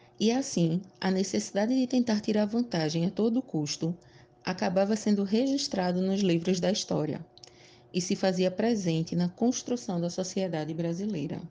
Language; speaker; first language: Portuguese; native; Portuguese